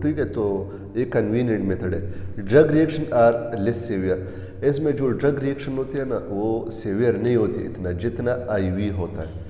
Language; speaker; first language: Urdu; non-native, local second language; Pashto